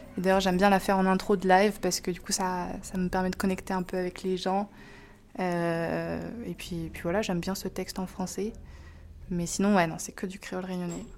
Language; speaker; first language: French; native; French